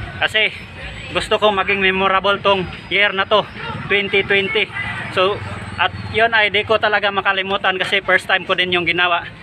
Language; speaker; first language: Filipino; non-native, local second language; Cebuano